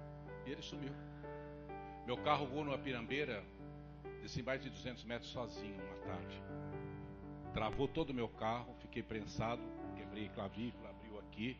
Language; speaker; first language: Portuguese; native; Portuguese